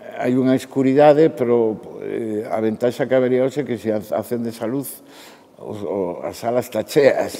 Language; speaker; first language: Galician; non-native, local second language; Spanish